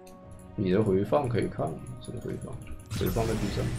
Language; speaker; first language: Chinese; native; Chinese